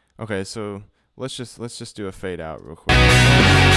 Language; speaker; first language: English; native; English